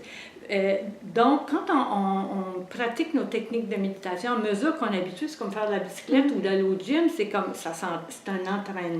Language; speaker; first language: French; native; French